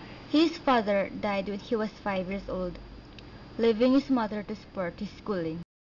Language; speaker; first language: English; non-native, local second language; Filipino